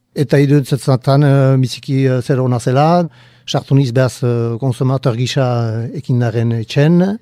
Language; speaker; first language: Basque; native; Basque